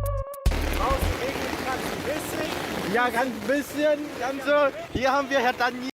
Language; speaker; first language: German; early bilingual, other home language; Vietnamese